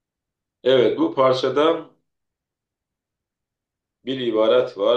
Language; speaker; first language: Turkish; non-native, fluent; Persian